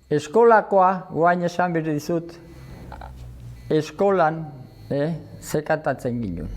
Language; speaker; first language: Basque; native; Basque